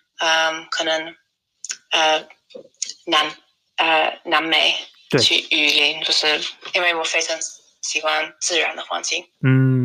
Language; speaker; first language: Chinese; non-native, fluent; English